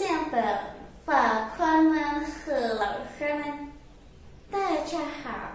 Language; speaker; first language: Chinese; non-native, learner; Indonesian